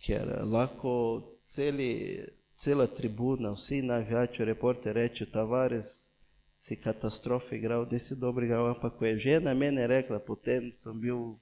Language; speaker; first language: Slovenian; non-native, fluent; Portuguese